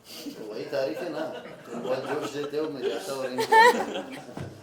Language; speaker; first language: Hindi; non-native, fluent; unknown